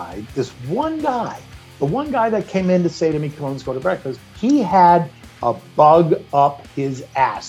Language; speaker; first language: English; native; English